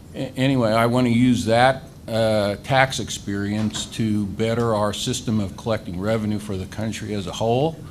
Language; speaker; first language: English; native; English